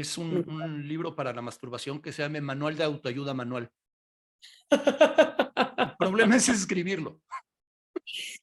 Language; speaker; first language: Spanish; native; Spanish